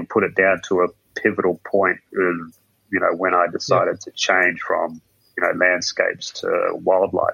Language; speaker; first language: English; native; English